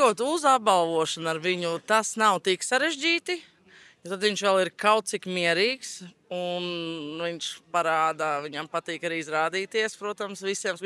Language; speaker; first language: Latvian; native; Latvian